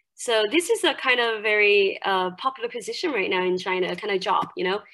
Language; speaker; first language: English; non-native, fluent; Chinese